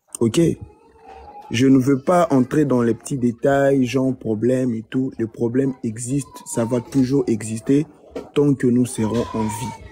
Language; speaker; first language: French; non-native, local second language; Lingala